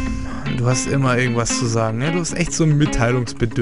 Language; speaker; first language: German; native; German